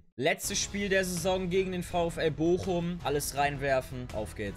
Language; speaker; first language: German; native; German